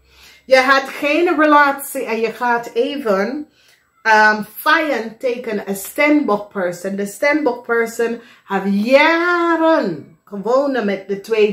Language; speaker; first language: Dutch; non-native, fluent; English